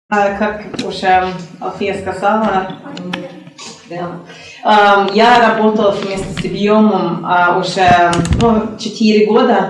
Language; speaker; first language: Russian; non-native, learner; Norwegian